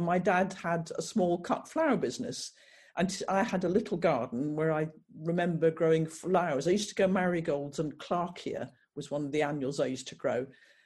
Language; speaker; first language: English; native; English